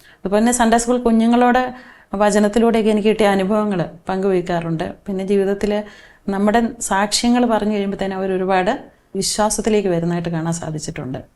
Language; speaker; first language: Malayalam; native; Malayalam